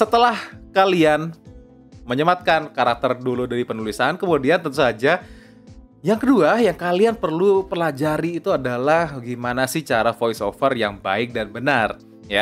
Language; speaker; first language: Indonesian; native; Indonesian